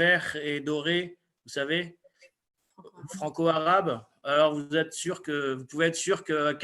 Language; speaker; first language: French; native; French